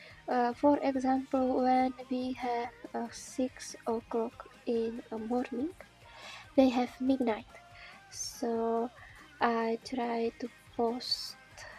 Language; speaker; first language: English; non-native, learner; Czech